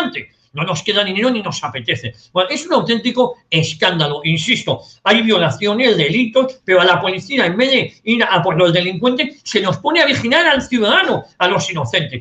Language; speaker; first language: Spanish; native; Spanish